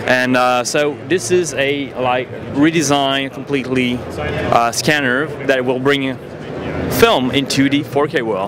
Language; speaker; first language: English; non-native, fluent; French